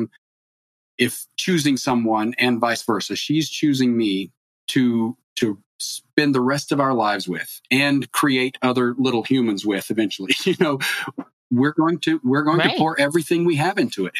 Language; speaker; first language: English; native; English